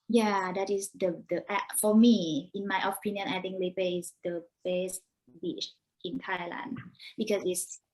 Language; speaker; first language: English; non-native, learner; Thai